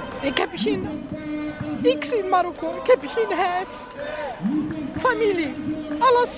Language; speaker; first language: Dutch; non-native, learner; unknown